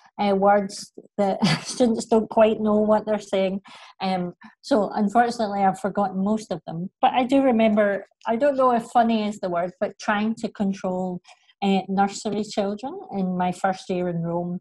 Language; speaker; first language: English; native; English